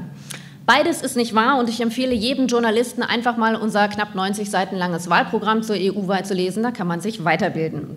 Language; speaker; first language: German; native; German